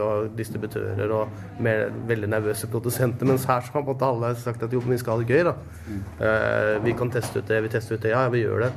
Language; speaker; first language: Norwegian; native; Norwegian